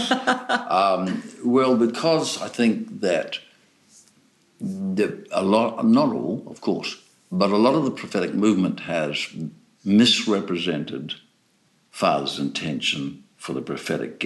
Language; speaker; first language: English; native; English